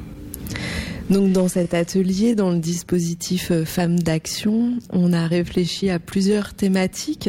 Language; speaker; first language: French; native; French